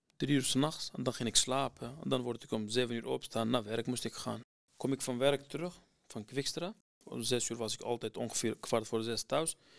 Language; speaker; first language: Dutch; non-native, fluent; Kurdish